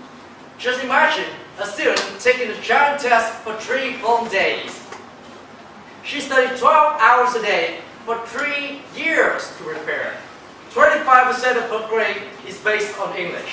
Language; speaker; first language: English; non-native, learner; Vietnamese